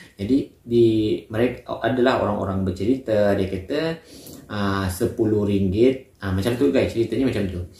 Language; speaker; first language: Malay; native; Malay